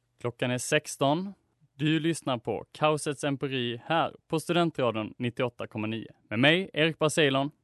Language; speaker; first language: Swedish; native; Swedish